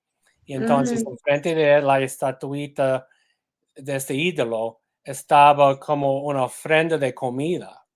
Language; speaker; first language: Spanish; non-native, fluent; English